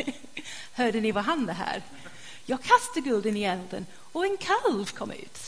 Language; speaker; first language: Swedish; non-native, fluent; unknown